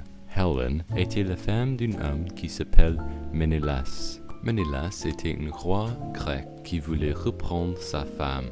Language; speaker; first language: French; non-native, learner; English